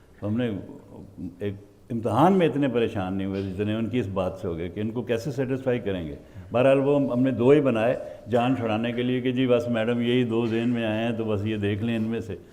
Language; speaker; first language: Urdu; native; Urdu